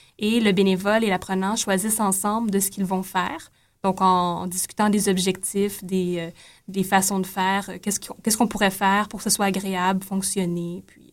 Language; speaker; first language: French; native; French